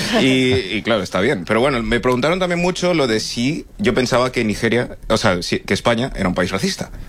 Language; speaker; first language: Spanish; early bilingual, other home language; English